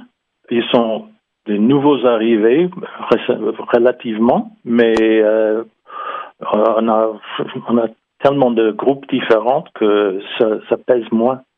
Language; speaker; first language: French; non-native, fluent; English